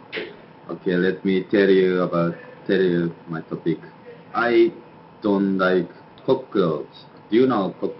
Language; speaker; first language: English; non-native, learner; Japanese